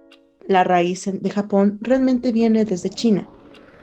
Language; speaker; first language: Spanish; native; Spanish